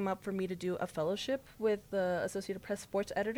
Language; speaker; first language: English; early bilingual, other home language; Spanish